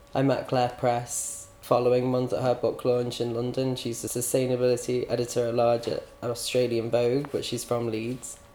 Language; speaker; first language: English; native; English